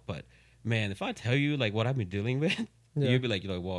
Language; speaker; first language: English; non-native, local second language; Urdu